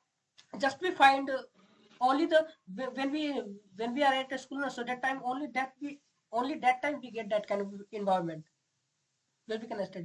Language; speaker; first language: English; non-native, local second language; Hindi